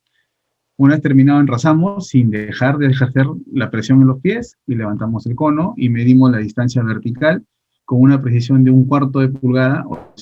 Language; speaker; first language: Spanish; native; Spanish